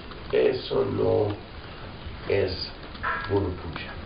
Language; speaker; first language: Spanish; non-native, fluent; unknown